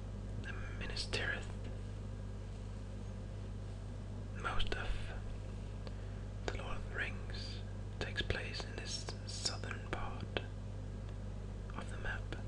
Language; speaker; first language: English; non-native, fluent; Danish